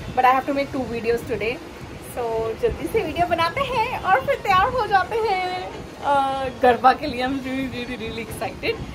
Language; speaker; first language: Hindi; non-native, local second language; Bangla